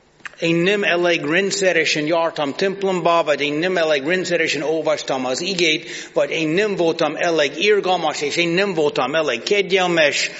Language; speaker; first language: Hungarian; non-native, fluent; English